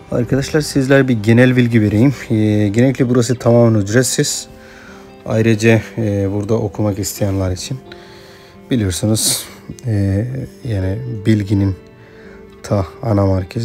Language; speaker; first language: Turkish; non-native, fluent; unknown